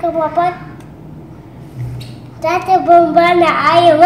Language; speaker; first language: Romanian; early bilingual, heritage; Romanian